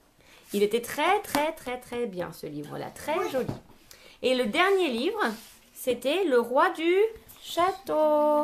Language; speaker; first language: French; native; French